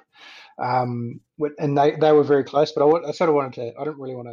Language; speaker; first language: English; native; English